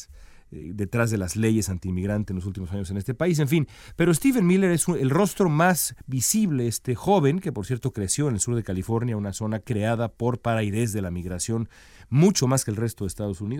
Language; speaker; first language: Spanish; native; Spanish